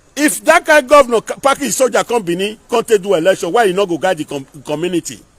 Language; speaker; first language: Nigerian Pidgin; non-native, local second language; Bini